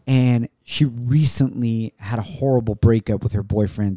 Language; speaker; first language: English; early bilingual, other home language; Spanish